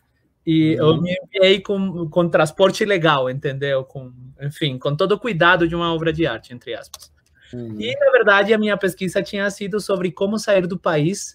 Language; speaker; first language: Portuguese; non-native, fluent; Spanish